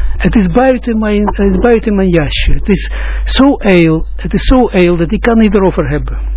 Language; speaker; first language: Dutch; non-native, fluent; Russian